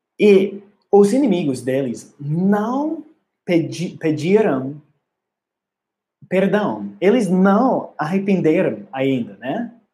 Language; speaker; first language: Portuguese; non-native, learner; English